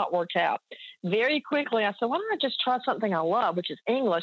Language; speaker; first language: English; native; English